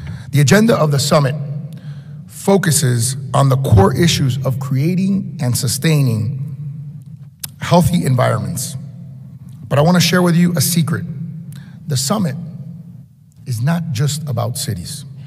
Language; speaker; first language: English; early bilingual, other home language; Spanish